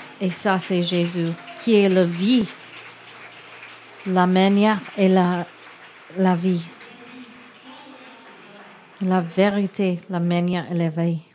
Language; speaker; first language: French; non-native, learner; English